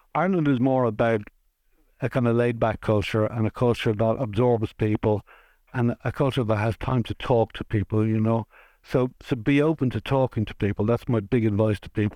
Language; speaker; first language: English; native; English